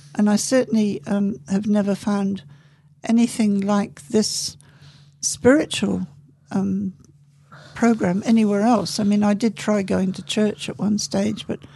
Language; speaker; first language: English; native; English